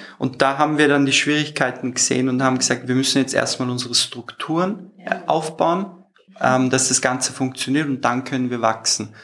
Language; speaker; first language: German; early bilingual, other home language; Turkish